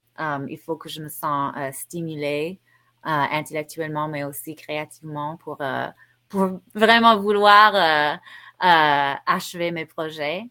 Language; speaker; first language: French; non-native, fluent; English